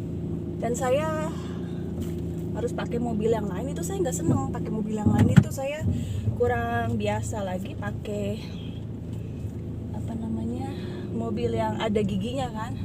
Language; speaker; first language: Indonesian; native; Indonesian